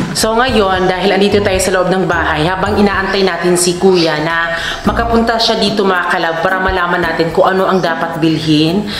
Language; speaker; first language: Filipino; non-native, local second language; Cebuano